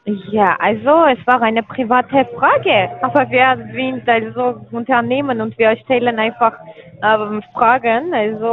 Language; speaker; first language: German; non-native, learner; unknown